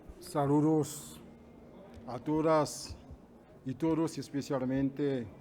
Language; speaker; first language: Spanish; non-native, fluent; Haitian Creole